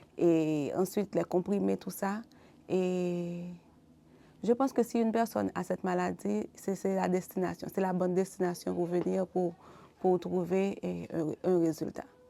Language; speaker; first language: French; non-native, local second language; Haitian Creole